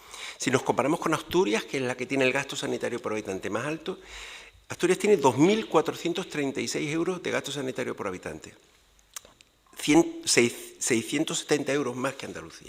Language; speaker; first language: Spanish; native; Spanish